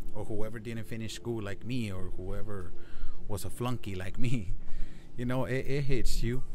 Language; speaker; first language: English; native; English